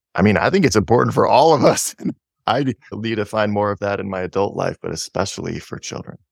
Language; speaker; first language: English; native; English